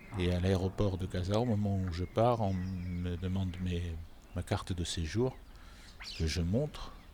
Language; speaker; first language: French; non-native, local second language; Arabic